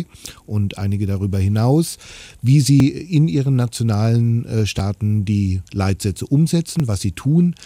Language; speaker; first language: German; native; German